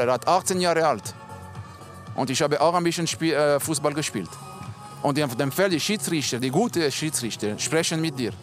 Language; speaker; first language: German; non-native, local second language; French